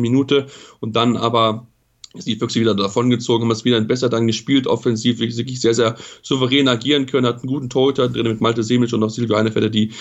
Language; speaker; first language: German; native; German